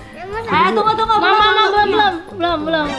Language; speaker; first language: Indonesian; native; Indonesian